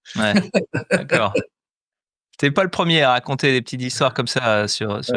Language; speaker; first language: French; native; French